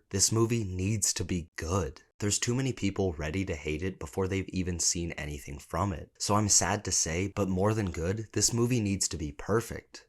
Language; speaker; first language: English; native; English